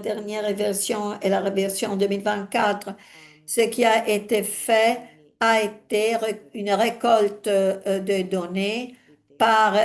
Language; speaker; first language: French; non-native, fluent; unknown